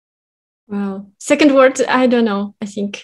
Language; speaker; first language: English; non-native, fluent; Kazakh